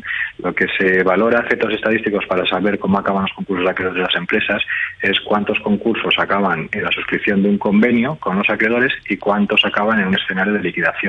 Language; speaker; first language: Spanish; native; Spanish